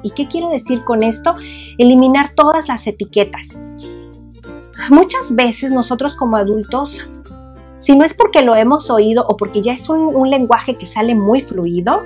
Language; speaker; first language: Spanish; native; Spanish